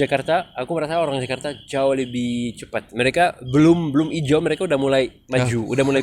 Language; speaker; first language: Indonesian; non-native, fluent; French